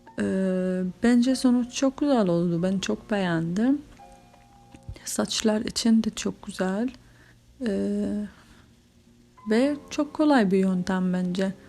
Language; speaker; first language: Turkish; non-native, fluent; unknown